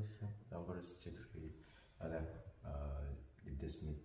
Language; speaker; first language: Latvian; non-native, learner; French